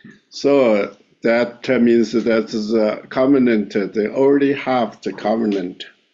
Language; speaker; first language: English; non-native, fluent; Chinese